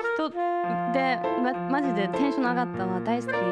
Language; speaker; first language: Japanese; non-native, fluent; German